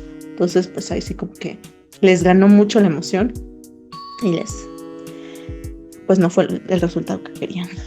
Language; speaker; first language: Spanish; native; Spanish